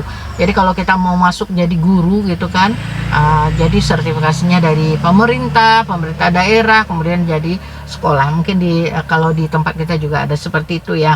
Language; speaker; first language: Indonesian; native; Indonesian